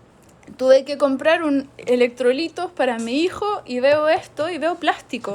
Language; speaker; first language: Spanish; native; Spanish